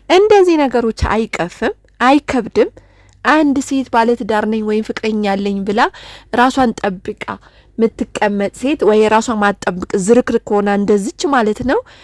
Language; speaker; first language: Amharic; non-native, local second language; Oromo